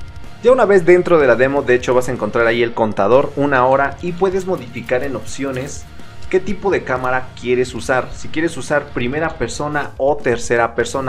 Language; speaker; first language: Spanish; native; Spanish